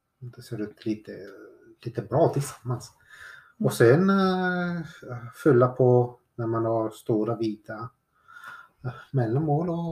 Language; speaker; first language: Swedish; non-native, fluent; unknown